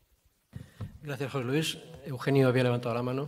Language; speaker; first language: Spanish; native; Spanish